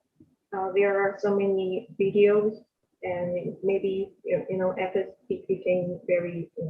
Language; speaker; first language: English; non-native, fluent; Korean